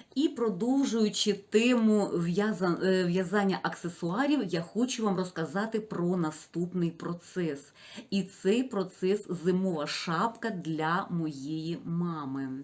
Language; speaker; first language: Ukrainian; non-native, local second language; Russian